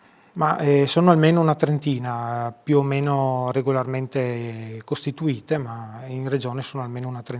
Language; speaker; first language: Italian; native; Italian